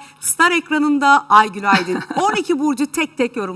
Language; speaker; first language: Turkish; native; Turkish